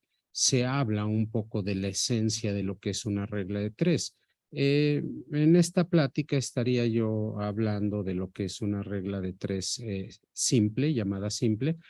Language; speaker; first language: Spanish; native; Spanish